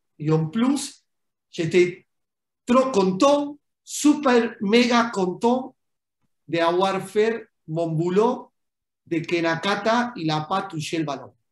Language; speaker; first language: French; non-native, fluent; Spanish